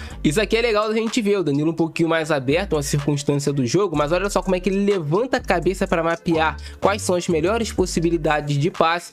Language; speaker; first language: Portuguese; native; Portuguese